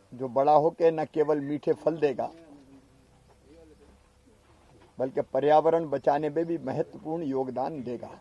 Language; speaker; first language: Hindi; native; Hindi